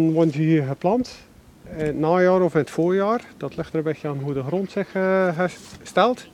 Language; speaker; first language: Dutch; native; Dutch